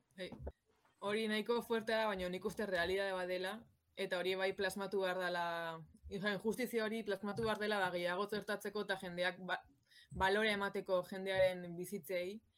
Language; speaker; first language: Basque; native; Basque